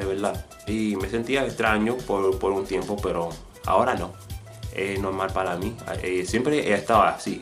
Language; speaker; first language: Spanish; non-native, fluent; English